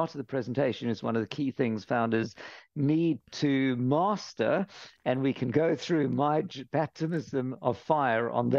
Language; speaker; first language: English; native; English